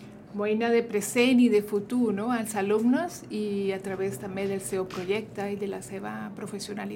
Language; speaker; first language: Catalan; non-native, local second language; Spanish